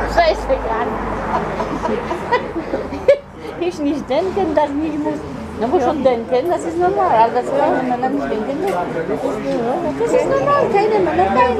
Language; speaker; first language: German; non-native, learner; Polish